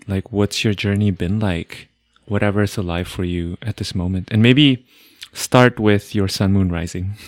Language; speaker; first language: English; non-native, fluent; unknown